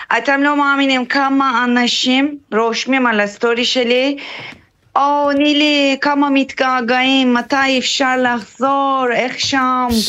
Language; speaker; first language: Hebrew; non-native, fluent; Turkish